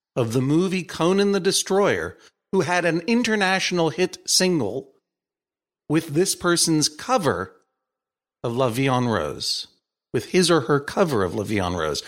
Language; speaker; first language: English; native; English